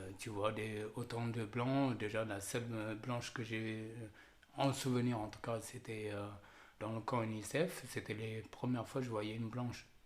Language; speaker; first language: French; early bilingual, other home language; Amharic